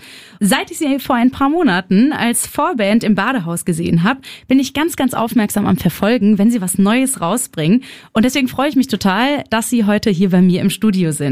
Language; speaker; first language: German; native; German